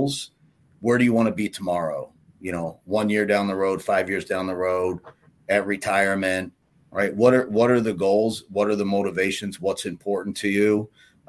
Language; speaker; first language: English; native; English